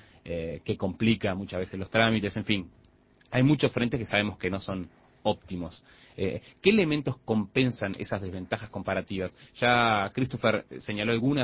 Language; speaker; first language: Spanish; native; Spanish